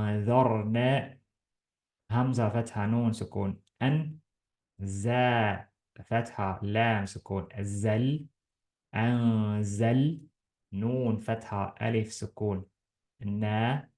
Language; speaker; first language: Arabic; non-native, fluent; Estonian